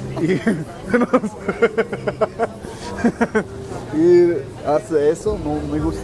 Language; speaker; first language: Spanish; non-native, learner; German